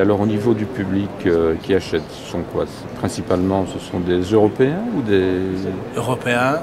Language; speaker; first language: French; native; French